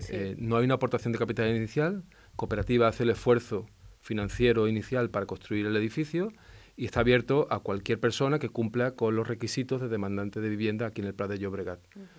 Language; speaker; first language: Spanish; non-native, local second language; Catalan